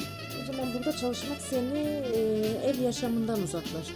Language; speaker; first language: Turkish; native; Turkish